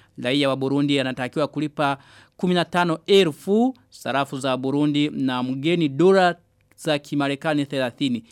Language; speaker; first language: Swahili; non-native, local second language; Rundi